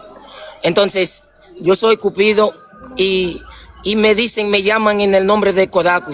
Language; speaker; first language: Spanish; non-native, local second language; Haitian Creole